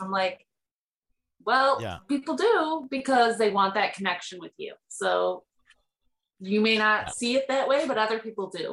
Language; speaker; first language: English; native; English